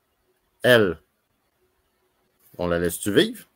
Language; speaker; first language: French; native; French